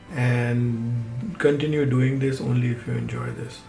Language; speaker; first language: English; non-native, local second language; Hindi